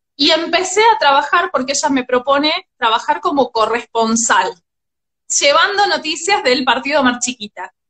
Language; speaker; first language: Spanish; native; Spanish